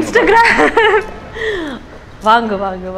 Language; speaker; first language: Tamil; non-native, learner; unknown